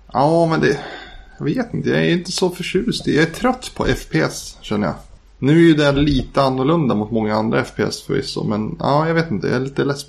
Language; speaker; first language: Swedish; native; Swedish